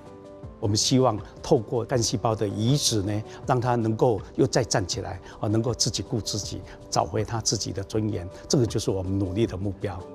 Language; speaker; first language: Chinese; native; Chinese